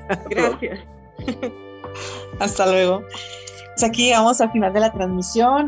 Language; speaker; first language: Spanish; native; Spanish